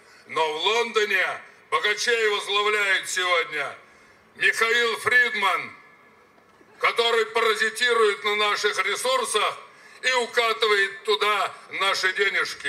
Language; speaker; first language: Russian; native; Russian